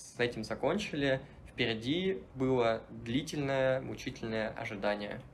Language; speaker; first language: Russian; native; Russian